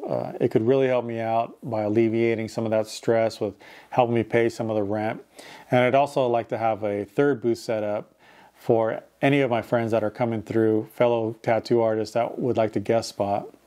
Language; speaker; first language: English; native; English